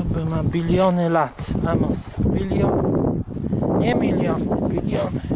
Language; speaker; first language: Polish; early bilingual, heritage; Polish